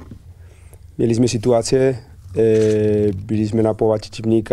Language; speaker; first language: Polish; non-native, learner; Spanish